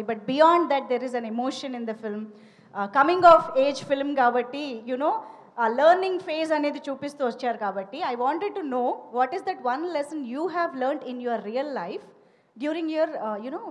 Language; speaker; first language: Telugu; native; Telugu